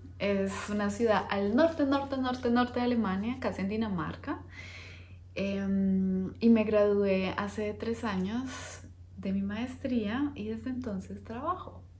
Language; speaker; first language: Spanish; native; Spanish